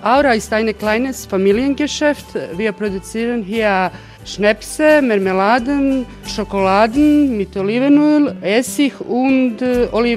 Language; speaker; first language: German; non-native, learner; Croatian